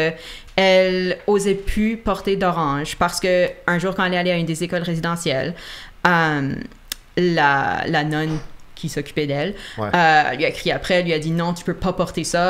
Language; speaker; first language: French; native; French